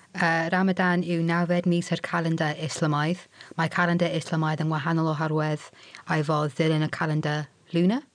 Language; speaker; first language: Welsh; non-native, local second language; English